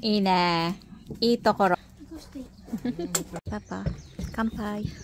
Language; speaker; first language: Japanese; non-native, learner; Filipino